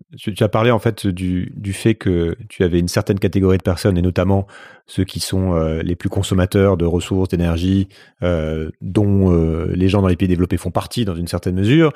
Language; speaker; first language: French; native; French